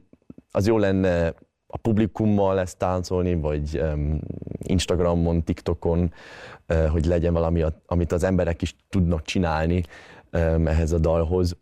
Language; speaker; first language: Hungarian; early bilingual, heritage; Hungarian